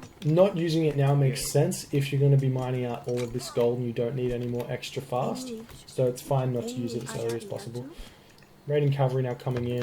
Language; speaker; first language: English; native; English